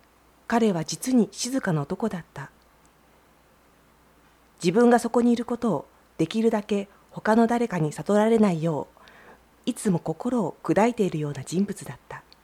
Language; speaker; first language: Japanese; native; Japanese